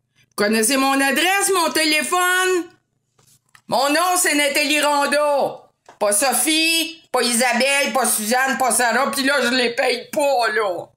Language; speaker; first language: French; native; French